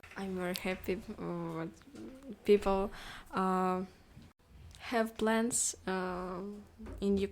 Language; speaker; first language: English; non-native, learner; Ukrainian